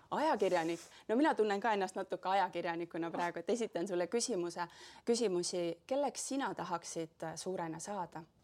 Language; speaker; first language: Estonian; native; Estonian